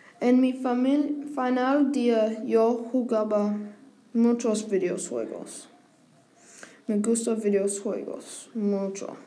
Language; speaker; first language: Spanish; non-native, learner; English